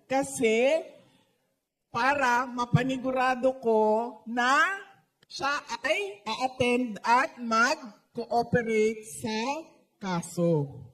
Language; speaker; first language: Filipino; non-native, local second language; Cebuano